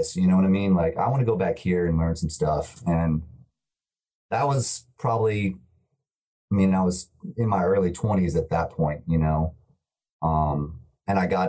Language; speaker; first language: English; native; English